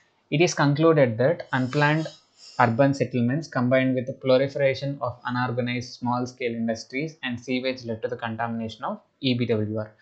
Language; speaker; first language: English; non-native, local second language; Telugu